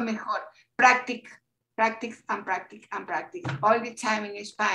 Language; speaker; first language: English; non-native, learner; Spanish